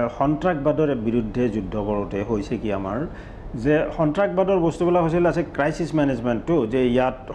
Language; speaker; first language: Assamese; native; Assamese